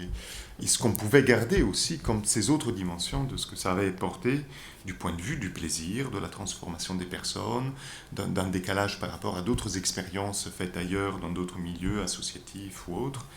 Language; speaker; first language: French; native; French